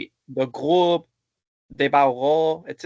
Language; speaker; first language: French; non-native, fluent; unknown